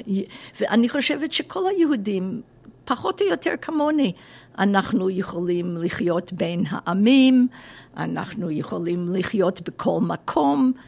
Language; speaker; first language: Hebrew; non-native, fluent; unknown